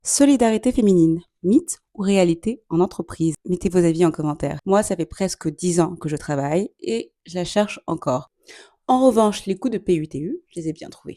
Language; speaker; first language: French; native; French